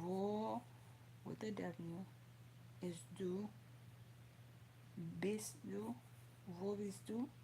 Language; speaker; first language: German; non-native, learner; English